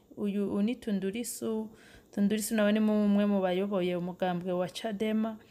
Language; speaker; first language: Rundi; early bilingual, heritage; Rundi